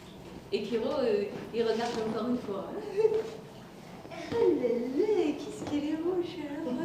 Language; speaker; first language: French; native; French